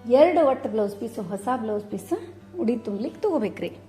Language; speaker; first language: Kannada; native; Kannada